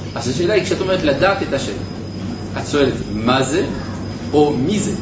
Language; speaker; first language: Hebrew; native; Hebrew